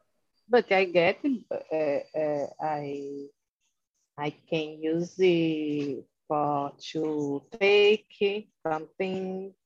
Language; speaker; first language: English; non-native, learner; Portuguese